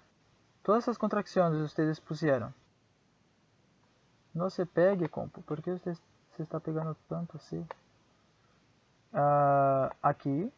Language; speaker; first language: Portuguese; non-native, fluent; Spanish